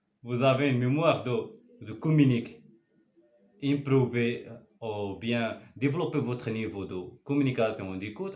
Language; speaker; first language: French; non-native, learner; Arabic